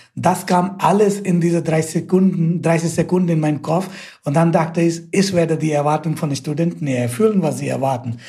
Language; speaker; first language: German; non-native, fluent; Hindi